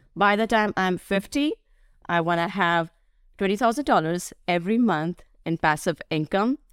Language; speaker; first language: English; non-native, local second language; Hindi